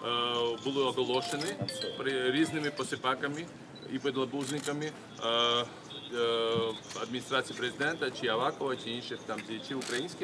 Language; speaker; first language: Ukrainian; non-native, fluent; Georgian